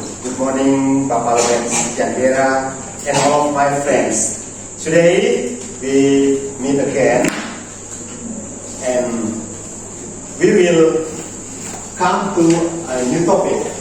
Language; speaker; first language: English; non-native, learner; Indonesian